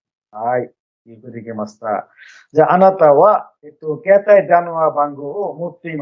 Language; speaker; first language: Japanese; non-native, fluent; Bangla